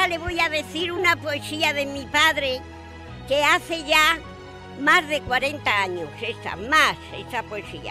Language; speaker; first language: Spanish; native; Spanish